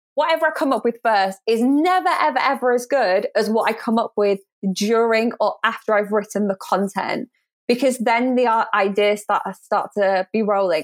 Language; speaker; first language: English; native; English